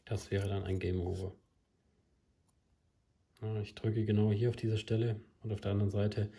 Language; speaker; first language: German; native; German